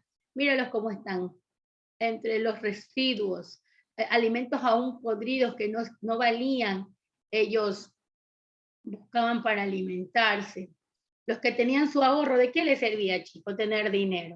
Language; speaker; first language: Spanish; native; Spanish